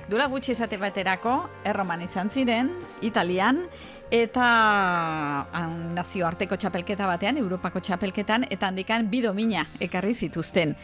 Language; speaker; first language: Basque; native; Basque